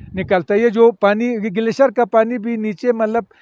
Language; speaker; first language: Urdu; non-native, local second language; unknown